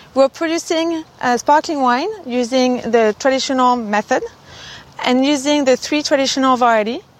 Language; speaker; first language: English; non-native, fluent; French